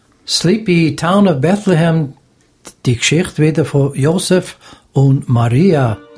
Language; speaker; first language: German; native; German